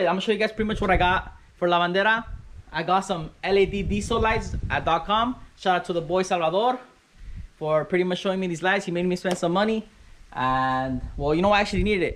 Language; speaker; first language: English; early bilingual, other home language; Spanish